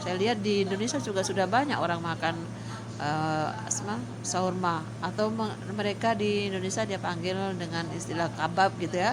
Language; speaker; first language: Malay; non-native, local second language; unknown